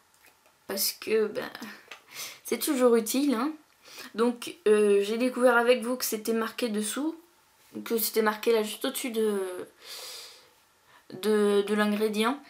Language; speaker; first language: French; native; French